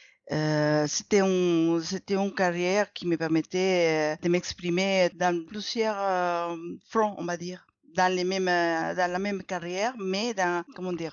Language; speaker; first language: French; non-native, fluent; Spanish